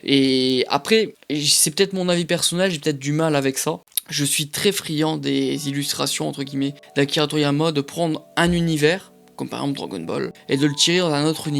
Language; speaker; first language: French; native; French